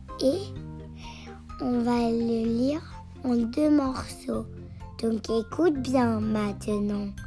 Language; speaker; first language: French; non-native, learner; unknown